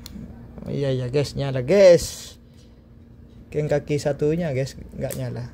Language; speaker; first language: Indonesian; native; Indonesian